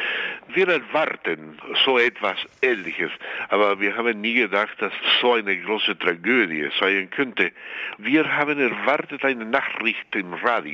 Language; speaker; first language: German; non-native, fluent; Spanish